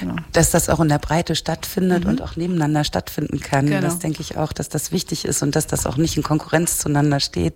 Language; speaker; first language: German; native; German